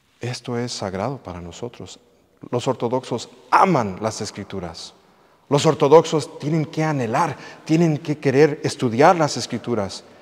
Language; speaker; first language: Spanish; early bilingual, heritage; English